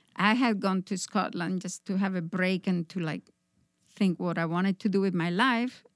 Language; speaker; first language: English; non-native, fluent; Spanish